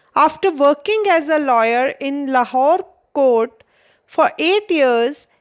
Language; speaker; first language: English; non-native, local second language; Punjabi